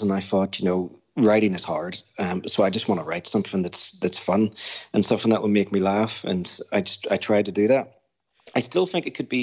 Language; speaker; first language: English; native; English